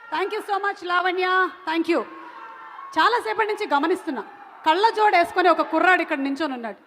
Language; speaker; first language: Telugu; native; Telugu